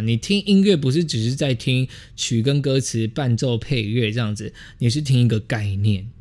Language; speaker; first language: Chinese; native; Chinese